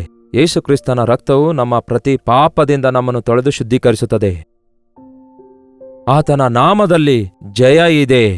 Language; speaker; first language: Kannada; native; Kannada